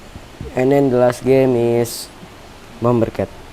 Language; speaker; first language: English; non-native, learner; Indonesian